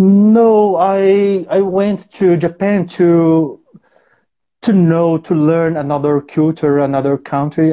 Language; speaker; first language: English; non-native, learner; Portuguese